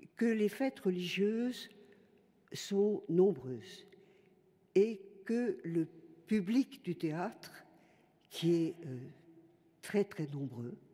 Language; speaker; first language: French; native; French